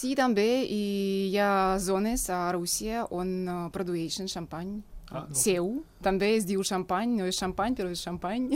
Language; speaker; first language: Catalan; non-native, fluent; Russian